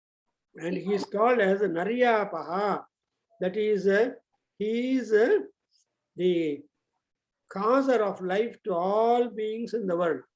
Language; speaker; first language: English; non-native, local second language; Telugu